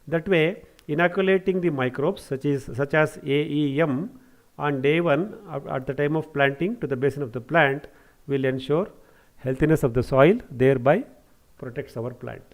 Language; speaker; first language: English; non-native, local second language; Kannada